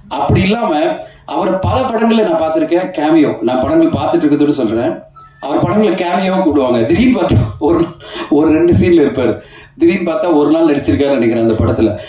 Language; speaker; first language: Tamil; native; Tamil